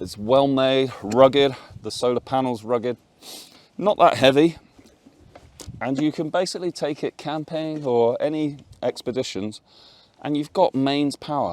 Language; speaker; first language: English; native; English